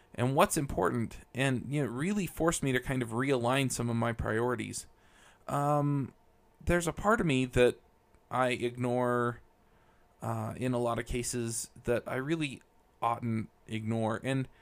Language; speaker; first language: English; native; English